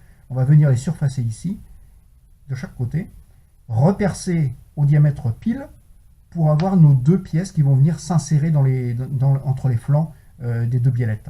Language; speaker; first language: French; native; French